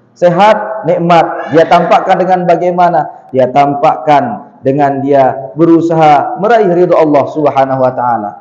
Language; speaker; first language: Malay; non-native, local second language; Sasak